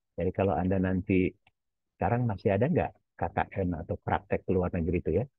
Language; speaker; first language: Indonesian; non-native, local second language; Javanese